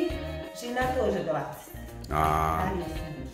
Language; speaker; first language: Russian; non-native, local second language; Uzbek